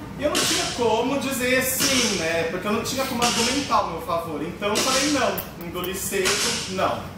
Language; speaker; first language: Portuguese; native; Portuguese